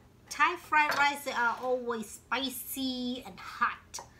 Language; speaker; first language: English; non-native, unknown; Vietnamese